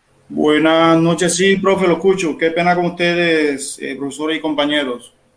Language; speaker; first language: Spanish; native; Spanish